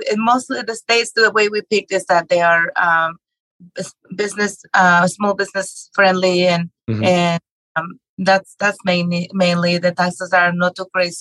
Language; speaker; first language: English; non-native, fluent; Spanish